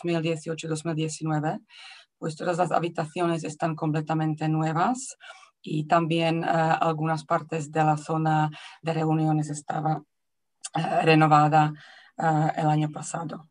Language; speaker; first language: Spanish; non-native, fluent; Czech